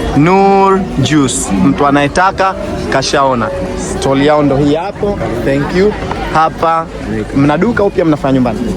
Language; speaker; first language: Swahili; native; Swahili